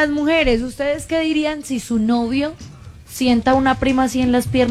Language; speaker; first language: Spanish; native; Spanish